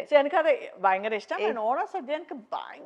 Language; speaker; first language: Malayalam; non-native, fluent; Kannada